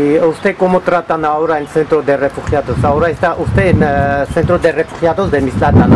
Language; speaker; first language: Spanish; non-native, learner; Russian